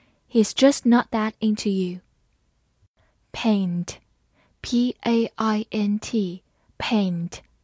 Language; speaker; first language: English; non-native, fluent; Chinese